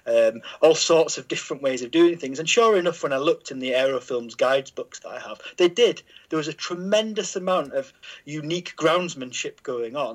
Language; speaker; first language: English; native; English